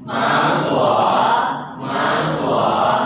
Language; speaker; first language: Chinese; non-native, learner; Indonesian